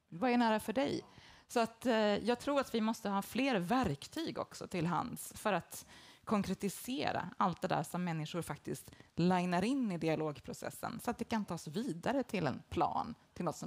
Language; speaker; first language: Swedish; native; Swedish